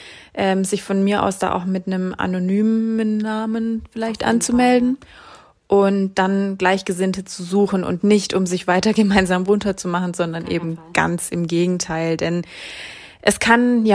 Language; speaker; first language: German; native; German